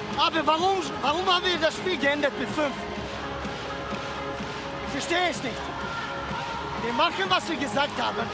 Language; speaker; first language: German; non-native, learner; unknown